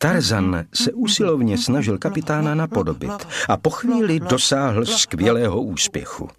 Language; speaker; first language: Czech; native; Czech